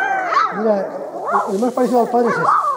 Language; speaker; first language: Spanish; native; Spanish